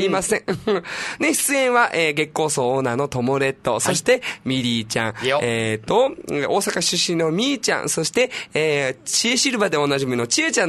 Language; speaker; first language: Japanese; native; Japanese